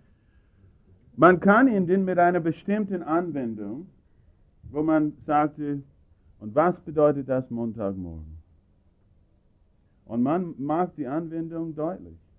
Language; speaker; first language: German; non-native, fluent; English